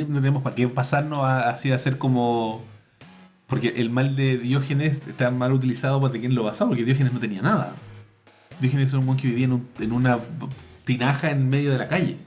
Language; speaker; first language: Spanish; native; Spanish